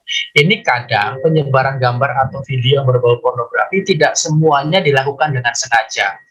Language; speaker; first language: Indonesian; native; Indonesian